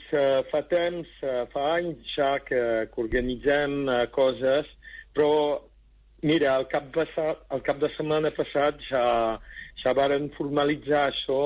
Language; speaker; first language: Catalan; non-native, local second language; French